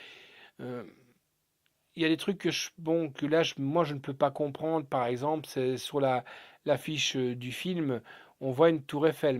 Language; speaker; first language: French; native; French